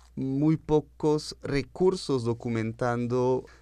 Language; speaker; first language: Spanish; early bilingual, heritage; French